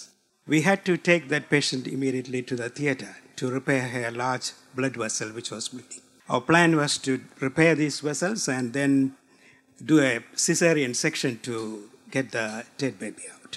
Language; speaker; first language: English; non-native, local second language; Malayalam